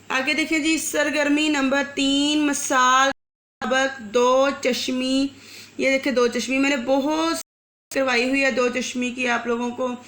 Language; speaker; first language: Urdu; native; Urdu